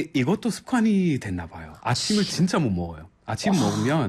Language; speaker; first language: Korean; non-native, fluent; Arabic